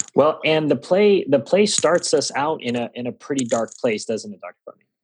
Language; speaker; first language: English; native; English